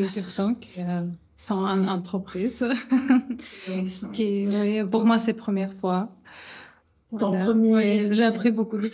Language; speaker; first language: French; non-native, learner; Russian